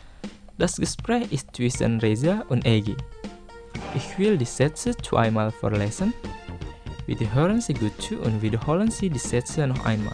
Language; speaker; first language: German; non-native, fluent; Indonesian